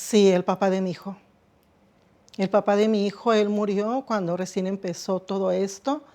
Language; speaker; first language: Spanish; native; Spanish